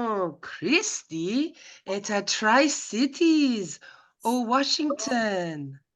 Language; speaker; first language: French; non-native, fluent; English